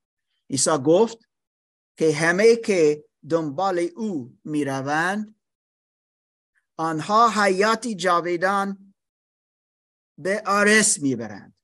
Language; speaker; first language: Persian; non-native, learner; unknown